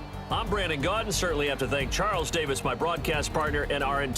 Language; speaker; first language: English; native; English